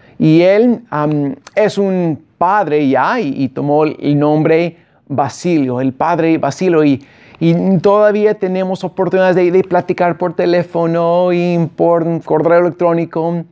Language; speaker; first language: Spanish; non-native, fluent; English